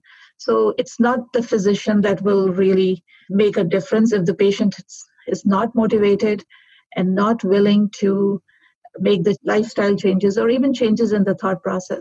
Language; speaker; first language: English; non-native, local second language; Urdu